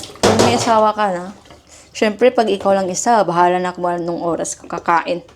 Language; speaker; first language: Filipino; non-native, local second language; Hiligaynon